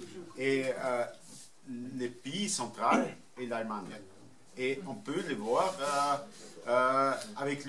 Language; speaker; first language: French; non-native, fluent; German